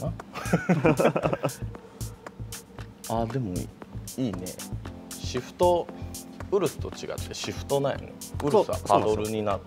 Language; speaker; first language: Japanese; native; Japanese